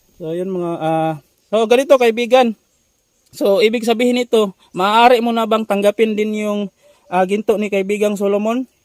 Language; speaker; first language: Filipino; native; Filipino